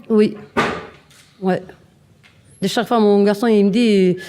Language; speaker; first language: French; non-native, learner; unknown